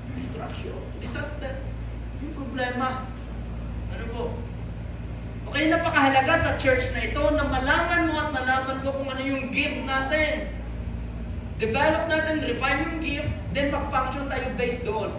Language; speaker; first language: Filipino; non-native, local second language; Hiligaynon